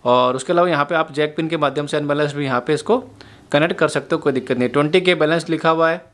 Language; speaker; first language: Hindi; native; Hindi